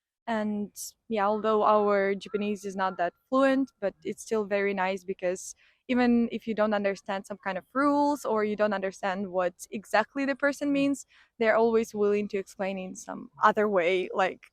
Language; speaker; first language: English; non-native, fluent; Ukrainian